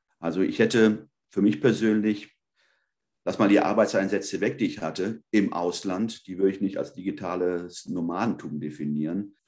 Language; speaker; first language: German; early bilingual, other home language; Spanish